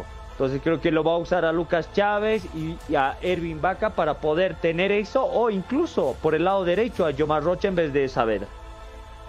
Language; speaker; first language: Spanish; native; Spanish